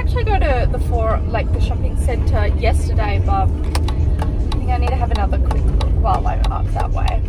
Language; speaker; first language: English; native; English